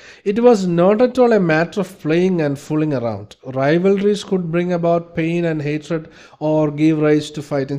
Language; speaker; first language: English; non-native, local second language; Malayalam